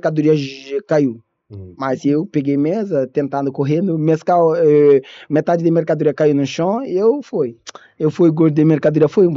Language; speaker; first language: Portuguese; non-native, learner; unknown